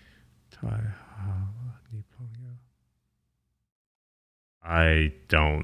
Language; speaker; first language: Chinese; non-native, learner; English